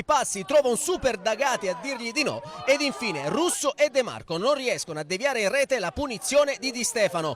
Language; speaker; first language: Italian; native; Italian